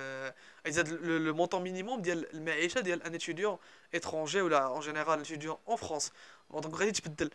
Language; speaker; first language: Arabic; native; Arabic